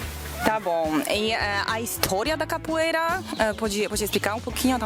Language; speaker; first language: Portuguese; non-native, learner; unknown